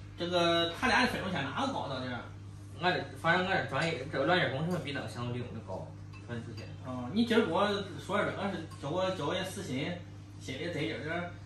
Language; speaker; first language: Chinese; native; Chinese